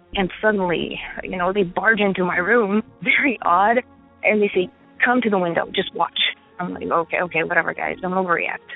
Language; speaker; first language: English; non-native, fluent; Ukrainian